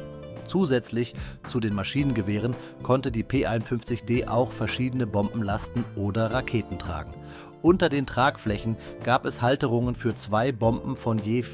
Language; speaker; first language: German; native; German